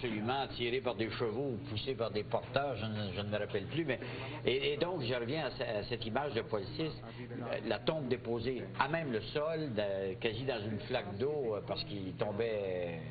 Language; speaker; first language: French; native; French